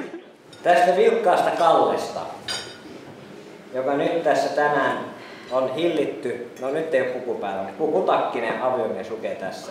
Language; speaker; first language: Finnish; native; Finnish